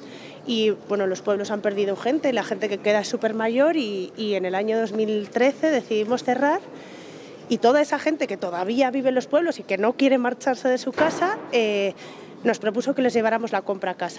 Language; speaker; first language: Spanish; native; Spanish